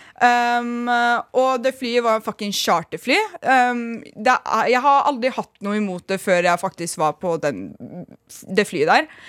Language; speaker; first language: Norwegian; early bilingual, other home language; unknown